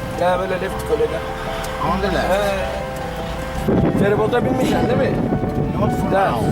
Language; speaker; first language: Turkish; non-native, learner; Polish